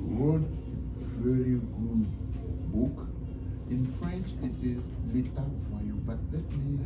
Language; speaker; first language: English; non-native, learner; French